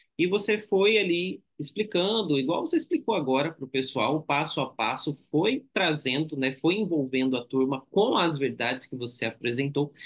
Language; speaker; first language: Portuguese; native; Portuguese